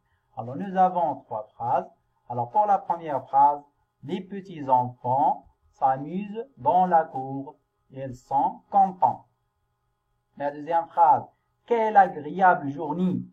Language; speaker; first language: French; non-native, local second language; Arabic